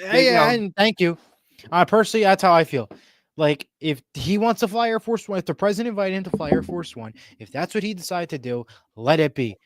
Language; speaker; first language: English; native; English